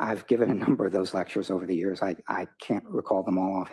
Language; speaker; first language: English; native; English